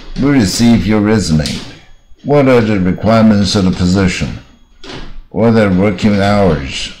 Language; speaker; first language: English; non-native, fluent; Chinese